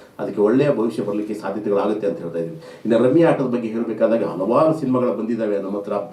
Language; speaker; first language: Kannada; native; Kannada